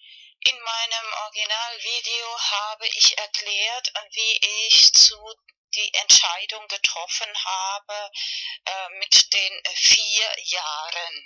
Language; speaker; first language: German; non-native, fluent; Spanish